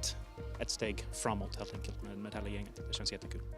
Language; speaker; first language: Swedish; non-native, fluent; English